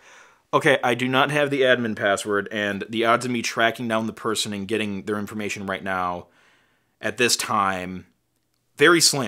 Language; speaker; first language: English; native; English